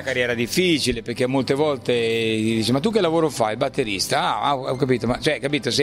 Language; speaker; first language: Italian; native; Italian